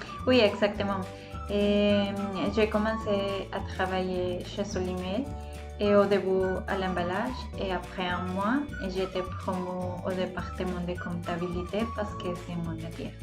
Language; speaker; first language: French; non-native, fluent; Spanish